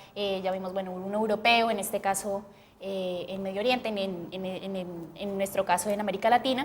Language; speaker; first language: Spanish; native; Spanish